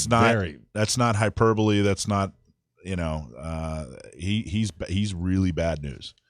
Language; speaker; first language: English; native; English